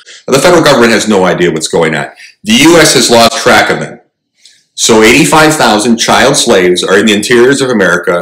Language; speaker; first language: English; native; English